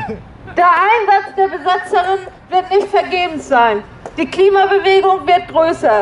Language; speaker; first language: German; native; German